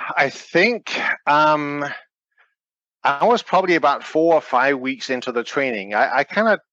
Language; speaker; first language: English; non-native, fluent; Danish